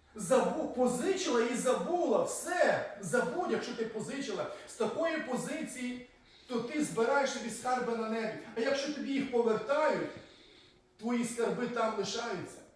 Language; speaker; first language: Ukrainian; native; Ukrainian